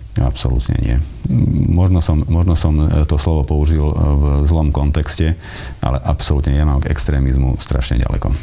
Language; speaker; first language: Slovak; non-native, local second language; Hungarian